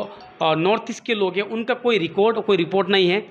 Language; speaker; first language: Hindi; native; Hindi